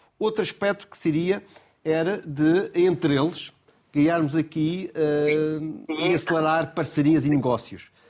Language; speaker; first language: Portuguese; native; Portuguese